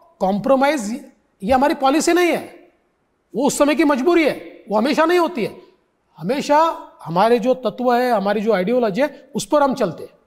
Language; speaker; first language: Hindi; non-native, local second language; Marathi